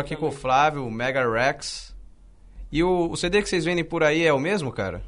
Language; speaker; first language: Portuguese; native; Portuguese